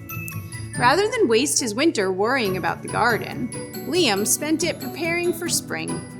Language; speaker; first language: English; native; English